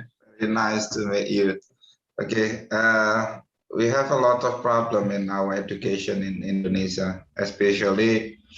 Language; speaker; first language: English; non-native, fluent; Indonesian